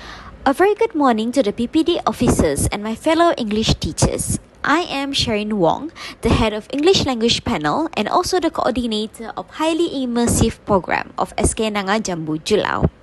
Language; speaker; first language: English; non-native, local second language; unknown